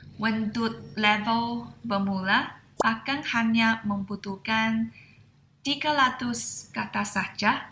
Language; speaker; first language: Indonesian; non-native, fluent; Chinese